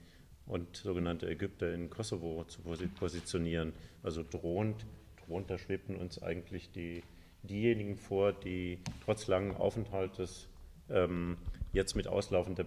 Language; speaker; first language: German; native; German